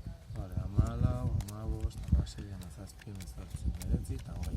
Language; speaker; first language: Basque; native; Basque